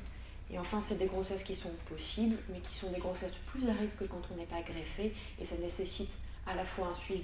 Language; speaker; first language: French; native; French